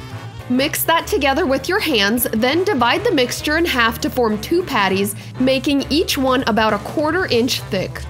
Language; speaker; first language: English; native; English